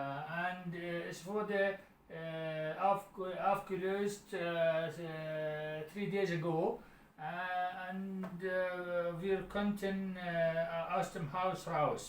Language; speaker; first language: German; non-native, learner; Arabic